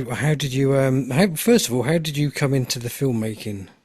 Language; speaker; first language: English; native; English